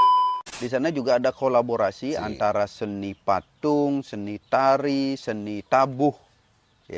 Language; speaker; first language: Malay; non-native, local second language; Balinese